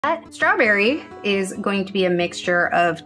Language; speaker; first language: English; native; English